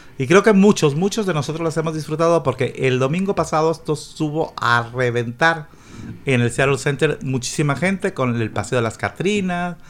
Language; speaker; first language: Spanish; native; Spanish